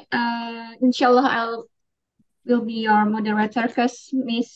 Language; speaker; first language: English; non-native, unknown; Indonesian